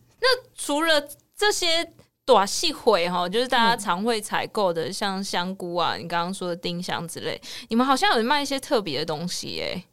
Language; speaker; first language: Chinese; native; Chinese